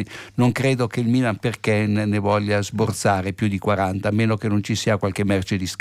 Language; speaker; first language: Italian; native; Italian